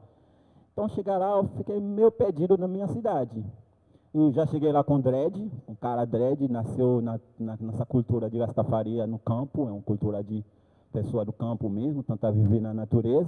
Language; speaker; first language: Portuguese; non-native, learner; Haitian Creole